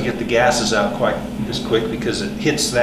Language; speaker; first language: English; native; English